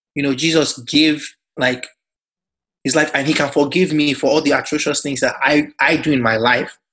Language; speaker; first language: English; non-native, local second language; Yoruba